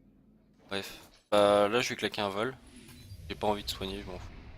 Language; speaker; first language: French; native; French